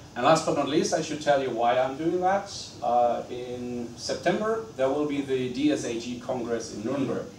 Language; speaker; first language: English; non-native, fluent; German